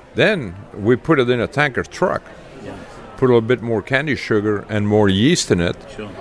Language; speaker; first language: English; non-native, fluent; Dutch